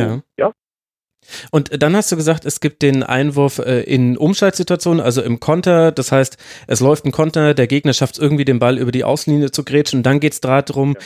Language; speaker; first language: German; native; German